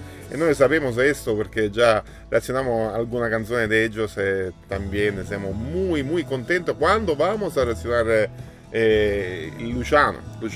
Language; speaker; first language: Spanish; non-native, learner; Italian